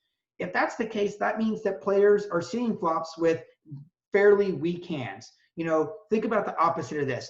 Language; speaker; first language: English; native; English